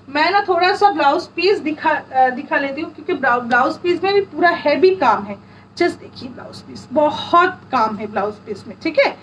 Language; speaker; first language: Hindi; non-native, local second language; Bangla